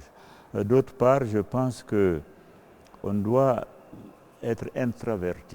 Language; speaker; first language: French; non-native, local second language; Fula